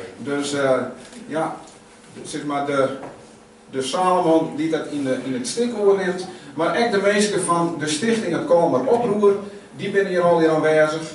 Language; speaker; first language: Dutch; non-native, local second language; Western Frisian